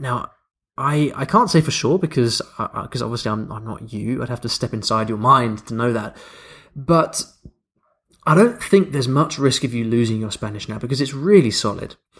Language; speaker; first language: English; native; English